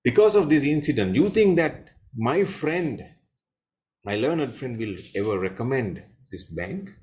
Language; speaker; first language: English; non-native, local second language; Sinhala